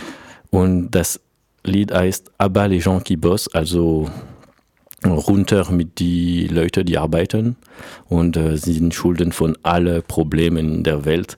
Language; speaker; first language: German; non-native, learner; French